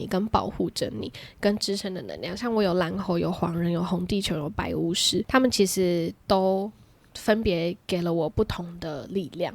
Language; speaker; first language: Chinese; native; Chinese